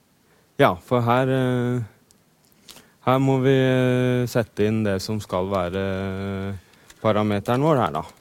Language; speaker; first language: Norwegian; native; Norwegian